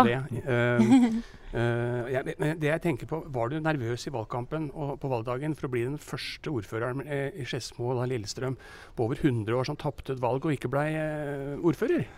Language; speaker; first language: Norwegian; native; Norwegian